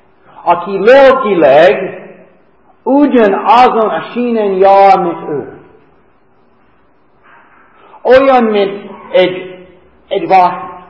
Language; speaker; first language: Hungarian; non-native, fluent; English